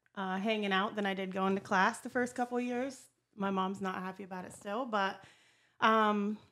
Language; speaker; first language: English; native; English